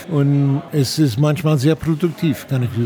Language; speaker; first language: German; non-native, fluent; English